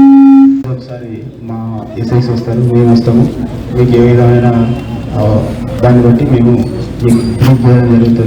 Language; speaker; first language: Telugu; native; Telugu